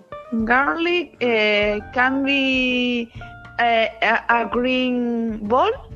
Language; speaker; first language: English; non-native, learner; Spanish